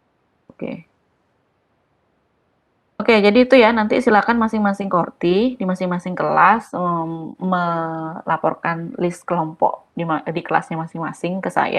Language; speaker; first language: Indonesian; native; Indonesian